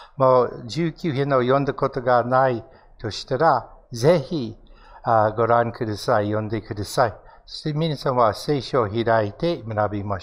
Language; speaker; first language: Japanese; non-native, fluent; English